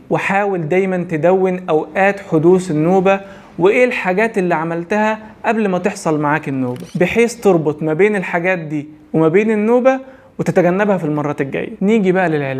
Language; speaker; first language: Arabic; native; Arabic